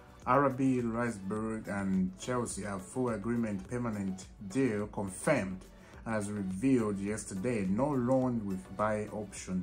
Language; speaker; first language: English; non-native, fluent; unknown